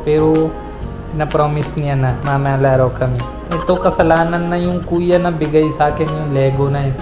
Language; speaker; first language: Filipino; non-native, learner; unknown